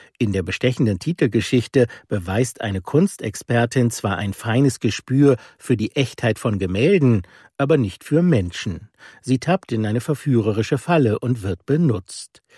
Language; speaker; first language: German; native; German